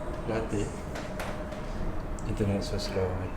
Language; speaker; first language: English; non-native, learner; Malay